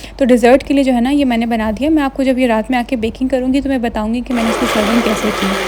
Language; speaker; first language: Urdu; native; Urdu